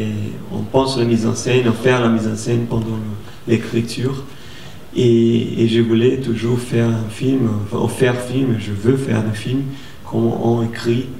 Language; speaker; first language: French; non-native, fluent; Portuguese